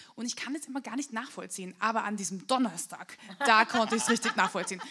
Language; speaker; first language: German; native; German